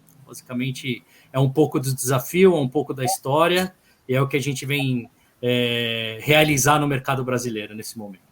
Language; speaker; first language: Portuguese; native; Portuguese